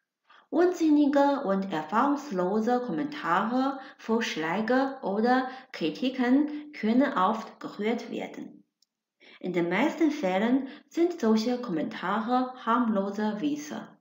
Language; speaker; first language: German; non-native, fluent; Chinese